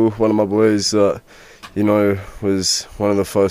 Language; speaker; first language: English; native; English